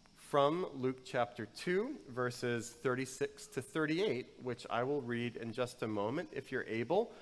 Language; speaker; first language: English; native; English